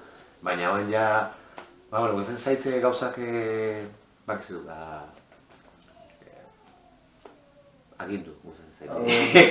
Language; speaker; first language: Basque; non-native, local second language; Spanish